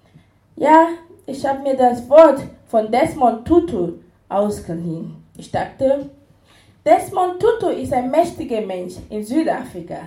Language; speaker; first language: German; non-native, fluent; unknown